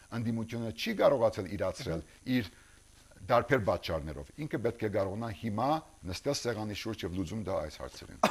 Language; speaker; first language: Armenian; early bilingual, heritage; Armenian